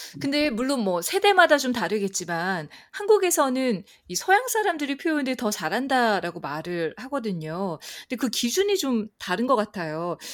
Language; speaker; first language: Korean; native; Korean